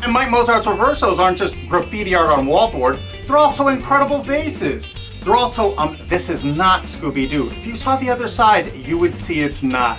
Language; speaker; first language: English; native; English